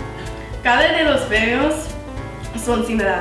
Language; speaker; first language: Spanish; non-native, learner; English